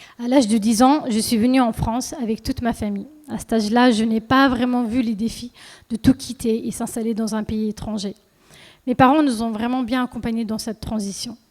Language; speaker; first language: French; early bilingual, other home language; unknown